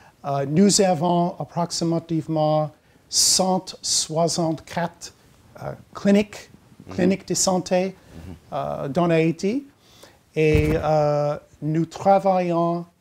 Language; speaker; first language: French; non-native, learner; English